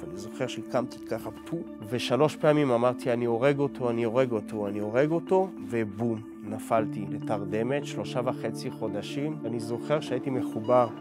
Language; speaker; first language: Hebrew; early bilingual, other home language; French